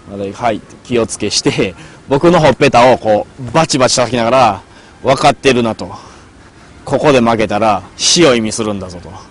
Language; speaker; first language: Japanese; native; Japanese